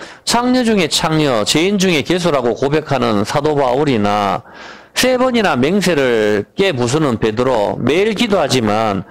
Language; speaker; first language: Korean; native; Korean